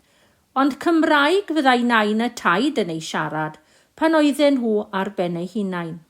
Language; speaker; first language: Welsh; non-native, local second language; English